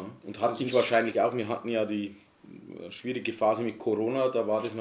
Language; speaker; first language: German; native; German